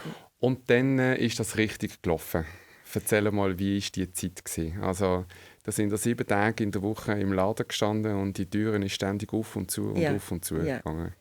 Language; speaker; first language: German; native; German